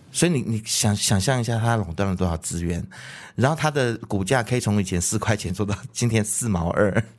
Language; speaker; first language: Chinese; native; Chinese